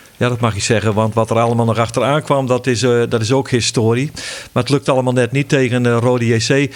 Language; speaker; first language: Dutch; non-native, local second language; Western Frisian